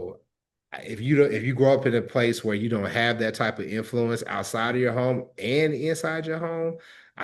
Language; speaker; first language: English; native; English